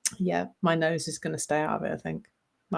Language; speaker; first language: English; native; English